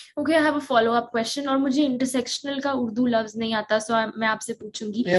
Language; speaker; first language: Urdu; native; Urdu